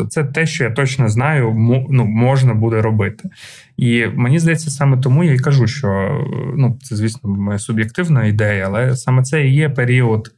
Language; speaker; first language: Ukrainian; non-native, local second language; Russian